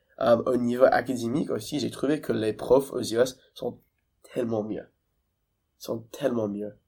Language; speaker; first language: French; non-native, fluent; English